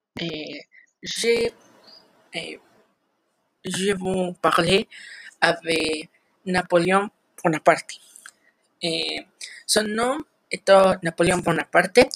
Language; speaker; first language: French; non-native, learner; Spanish